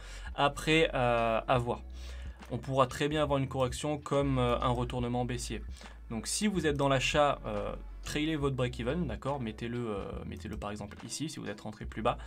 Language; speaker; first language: French; native; French